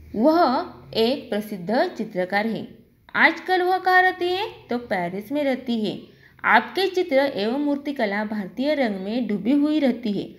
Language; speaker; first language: Hindi; non-native, local second language; Marathi